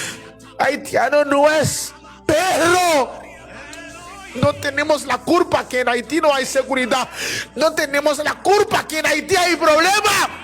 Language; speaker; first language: Spanish; non-native, fluent; Haitian Creole